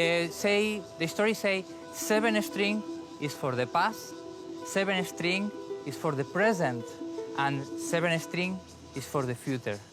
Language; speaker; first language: English; non-native, learner; Spanish